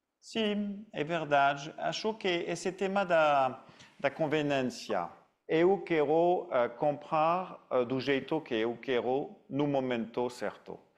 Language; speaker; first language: Portuguese; non-native, fluent; French